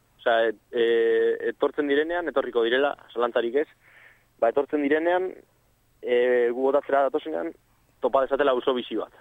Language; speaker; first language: Basque; non-native, local second language; Spanish